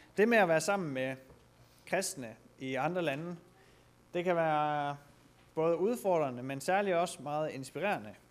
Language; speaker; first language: Danish; native; Danish